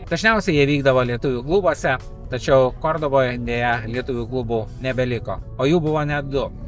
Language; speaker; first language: Lithuanian; native; Lithuanian